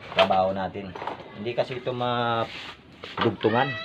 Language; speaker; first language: Filipino; non-native, fluent; Hiligaynon